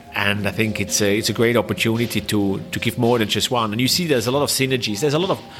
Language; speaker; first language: English; non-native, fluent; Swiss German